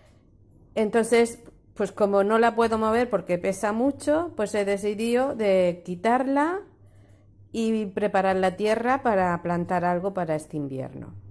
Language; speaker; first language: Spanish; native; Spanish